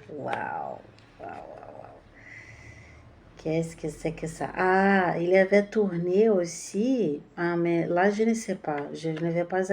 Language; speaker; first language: French; non-native, fluent; Portuguese